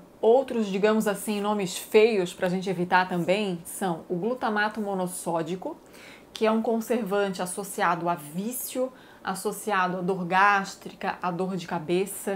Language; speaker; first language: Portuguese; native; Portuguese